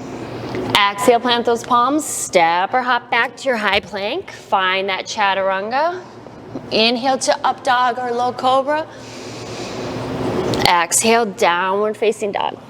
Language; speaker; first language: English; native; English